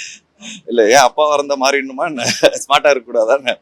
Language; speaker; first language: Tamil; native; Tamil